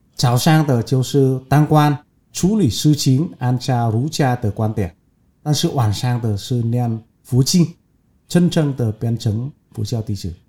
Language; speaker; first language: Chinese; non-native, fluent; Vietnamese